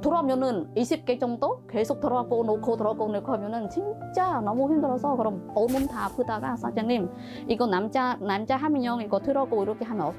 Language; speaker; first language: Korean; non-native, learner; Khmer